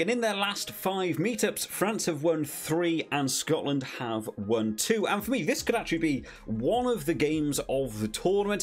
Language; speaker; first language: English; native; English